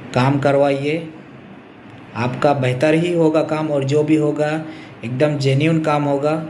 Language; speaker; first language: Hindi; non-native, local second language; Urdu